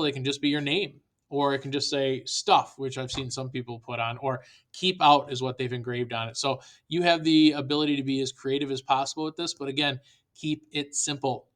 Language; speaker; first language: English; native; English